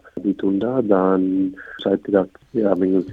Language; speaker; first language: Indonesian; non-native, fluent; English